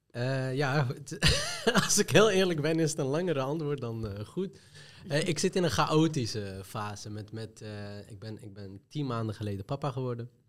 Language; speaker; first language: Dutch; early bilingual, other home language; Arabic